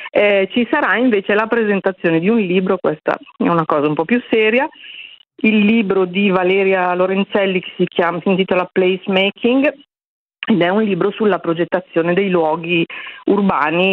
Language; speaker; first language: Italian; native; Italian